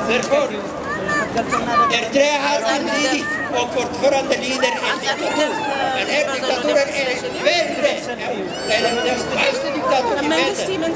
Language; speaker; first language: Swedish; non-native, learner; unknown